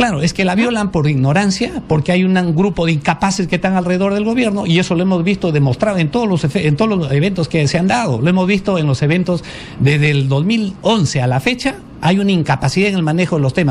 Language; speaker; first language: Spanish; native; Spanish